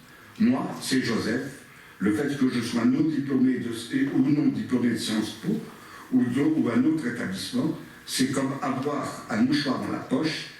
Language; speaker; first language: French; native; French